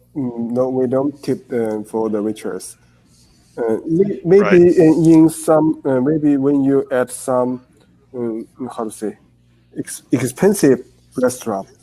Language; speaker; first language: English; non-native, learner; Chinese